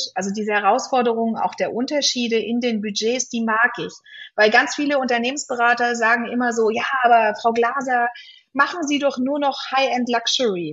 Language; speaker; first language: German; native; German